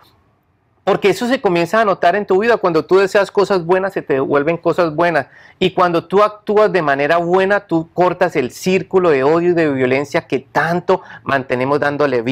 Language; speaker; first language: Spanish; native; Spanish